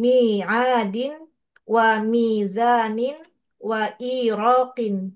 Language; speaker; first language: Arabic; non-native, learner; Indonesian